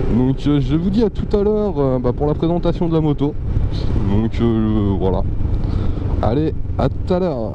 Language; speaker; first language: French; native; French